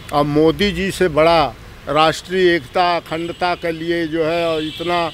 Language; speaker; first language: Hindi; native; Hindi